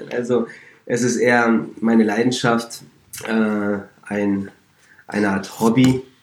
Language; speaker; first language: German; early bilingual, other home language; Turkish